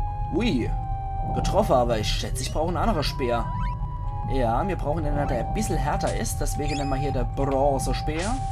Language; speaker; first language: German; native; German